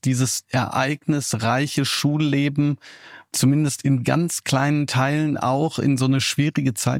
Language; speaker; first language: German; native; German